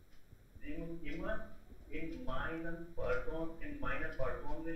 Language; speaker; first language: German; non-native, learner; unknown